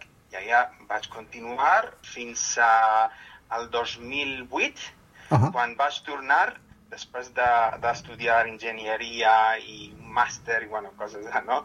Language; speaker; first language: Catalan; non-native, fluent; Arabic